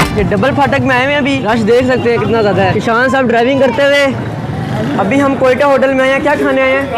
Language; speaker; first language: Urdu; non-native, local second language; Punjabi